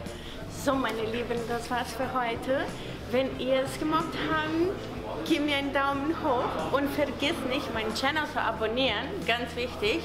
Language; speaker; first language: German; non-native, learner; Portuguese